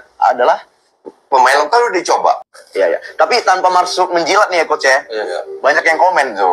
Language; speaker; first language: Indonesian; native; Indonesian